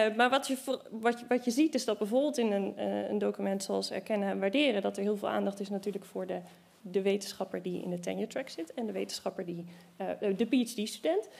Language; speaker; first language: Dutch; native; Dutch